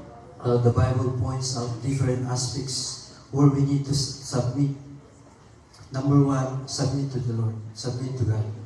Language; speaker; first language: English; non-native, local second language; Filipino